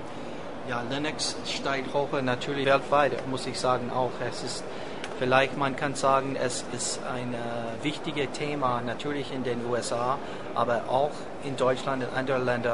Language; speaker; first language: German; non-native, fluent; English